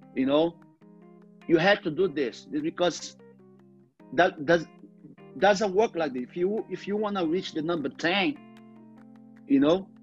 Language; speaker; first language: English; non-native, learner; Portuguese